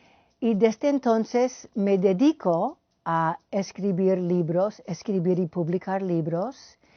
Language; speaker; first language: Spanish; non-native, fluent; English